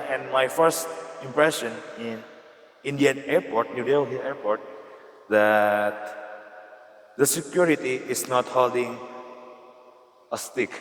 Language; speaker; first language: English; non-native, learner; Indonesian